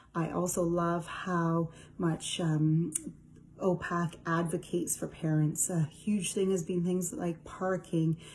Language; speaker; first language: English; native; English